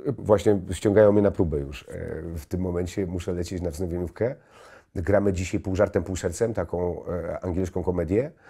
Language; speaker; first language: Polish; native; Polish